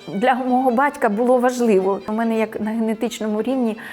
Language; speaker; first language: Ukrainian; native; Ukrainian